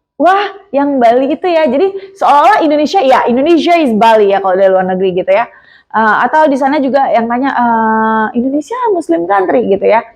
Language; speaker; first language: Indonesian; native; Indonesian